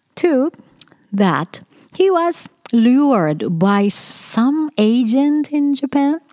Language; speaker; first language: English; non-native, fluent; Japanese